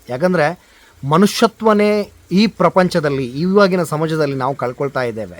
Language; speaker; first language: Kannada; non-native, local second language; Konkani